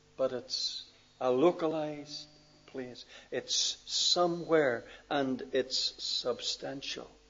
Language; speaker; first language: English; native; English